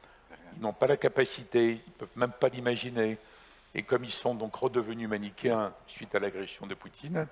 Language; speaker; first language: French; native; French